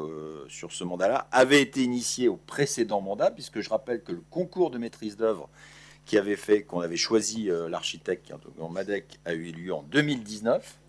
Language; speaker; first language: French; native; French